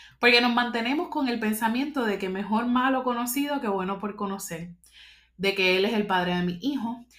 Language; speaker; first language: Spanish; native; Spanish